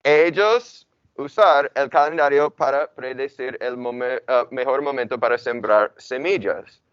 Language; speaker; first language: Spanish; non-native, fluent; English